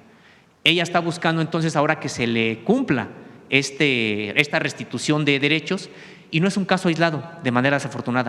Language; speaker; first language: Spanish; native; Spanish